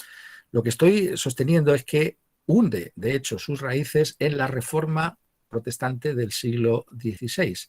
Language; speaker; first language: Spanish; native; Spanish